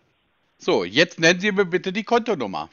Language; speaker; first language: German; native; German